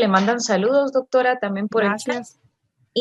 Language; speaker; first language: Spanish; native; Spanish